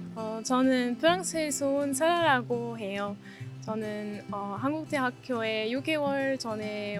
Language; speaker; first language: Korean; non-native, learner; French